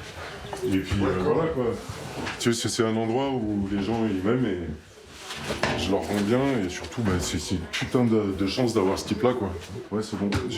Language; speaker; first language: French; native; French